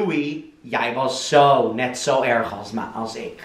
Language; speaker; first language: Dutch; non-native, fluent; English